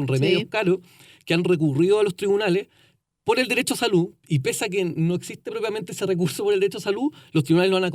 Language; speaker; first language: Spanish; native; Spanish